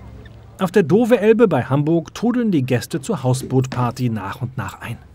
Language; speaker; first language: German; native; German